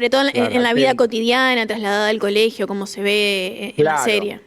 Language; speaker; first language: Spanish; native; Spanish